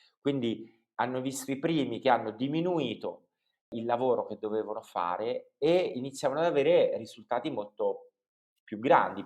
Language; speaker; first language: Italian; native; Italian